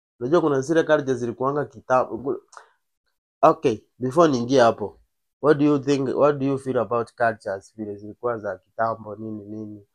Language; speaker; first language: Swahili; native; Swahili